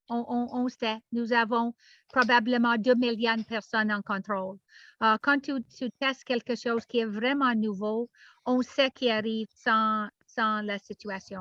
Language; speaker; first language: French; non-native, learner; English